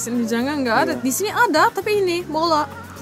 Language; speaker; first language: Indonesian; non-native, fluent; Turkish